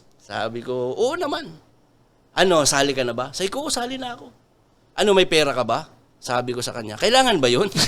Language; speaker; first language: Filipino; non-native, local second language; Masbatenyo